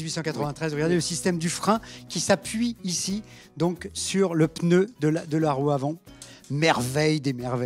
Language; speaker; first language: French; native; French